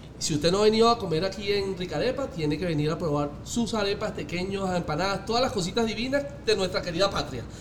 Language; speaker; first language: Spanish; native; Spanish